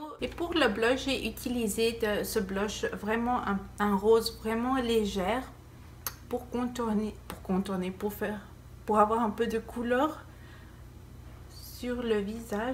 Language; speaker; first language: French; non-native, fluent; Spanish